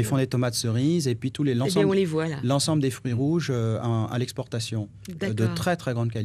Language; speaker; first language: French; native; French